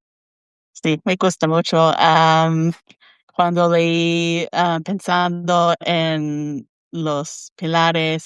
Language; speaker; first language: Spanish; non-native, learner; English